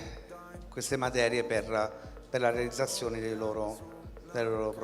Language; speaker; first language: Italian; native; Italian